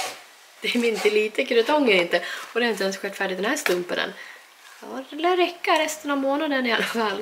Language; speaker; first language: Swedish; native; Swedish